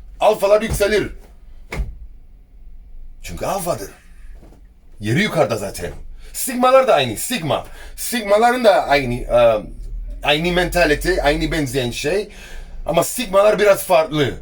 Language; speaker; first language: Turkish; early bilingual, heritage; Turkish